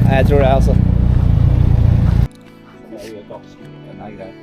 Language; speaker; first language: Norwegian; native; Norwegian